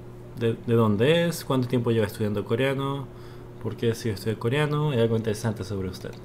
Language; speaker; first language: Spanish; non-native, fluent; Korean